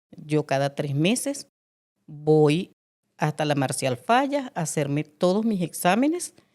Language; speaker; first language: Spanish; native; Spanish